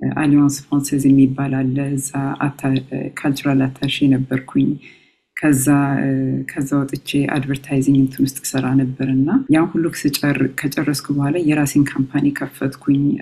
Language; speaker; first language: Amharic; native; Amharic